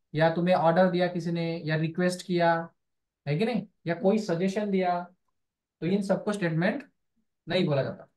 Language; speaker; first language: Hindi; non-native, local second language; Marathi